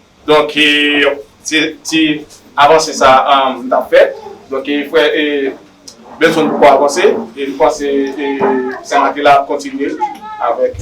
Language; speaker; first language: French; non-native, learner; Haitian Creole